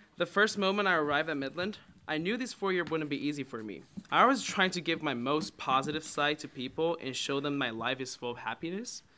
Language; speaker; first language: English; non-native, fluent; Chinese